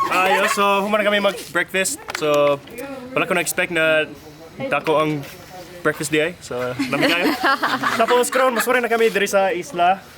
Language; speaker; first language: Cebuano; non-native, fluent; English